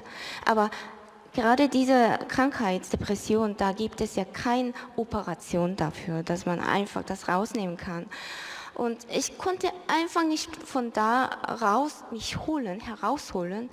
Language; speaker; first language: German; early bilingual, other home language; Korean